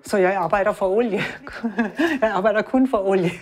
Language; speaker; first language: Danish; non-native, learner; German